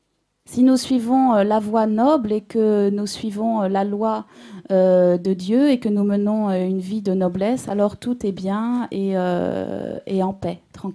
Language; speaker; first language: French; native; French